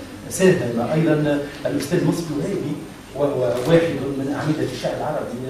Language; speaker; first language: Arabic; native; Arabic